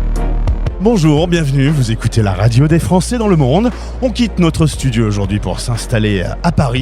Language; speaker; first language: French; native; French